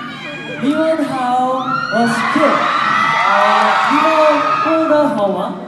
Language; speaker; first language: Chinese; non-native, learner; Korean